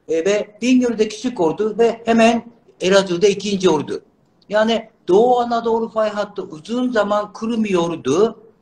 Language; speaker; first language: Turkish; non-native, learner; Japanese